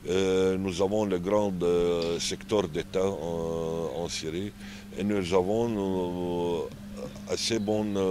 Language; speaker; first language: French; non-native, learner; Arabic